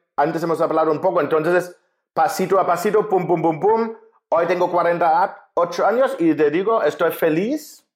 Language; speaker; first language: Spanish; non-native, fluent; German